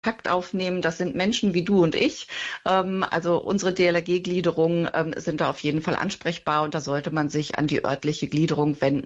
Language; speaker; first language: German; native; German